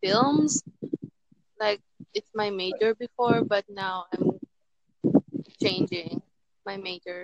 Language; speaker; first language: English; non-native, local second language; Filipino